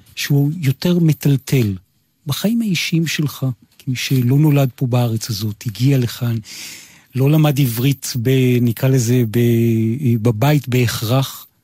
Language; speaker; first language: Hebrew; native; Hebrew